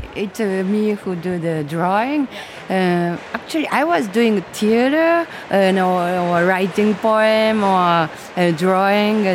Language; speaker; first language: English; non-native, learner; Japanese